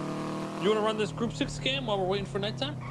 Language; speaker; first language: English; native; English